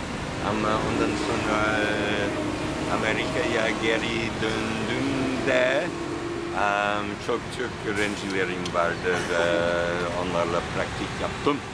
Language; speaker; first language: Turkish; non-native, learner; English